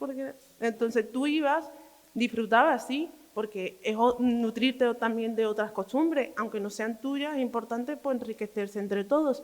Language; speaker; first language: Spanish; early bilingual, other home language; Arabic